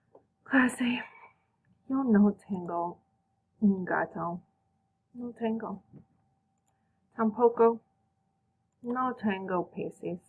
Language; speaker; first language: Spanish; non-native, fluent; English